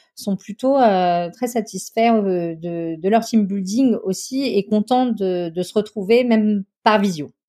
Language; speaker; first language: French; native; French